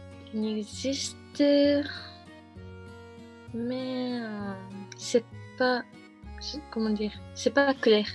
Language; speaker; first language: French; non-native, learner; Japanese